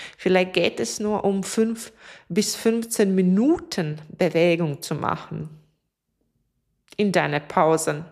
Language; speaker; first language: German; non-native, fluent; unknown